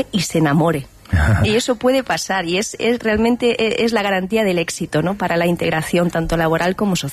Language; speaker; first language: Spanish; native; Spanish